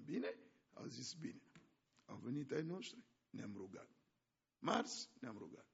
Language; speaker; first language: Romanian; non-native, fluent; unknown